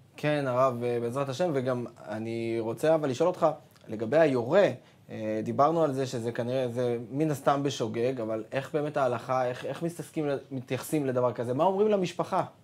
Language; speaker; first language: Hebrew; native; Hebrew